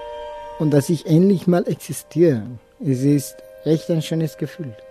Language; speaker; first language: German; non-native, local second language; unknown